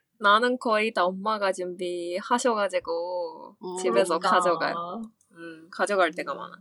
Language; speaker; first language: Korean; non-native, fluent; Japanese